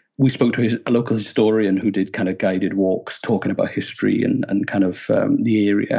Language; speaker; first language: English; native; English